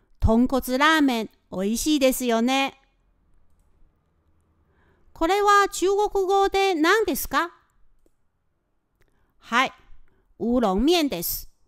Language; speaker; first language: Japanese; non-native, fluent; Chinese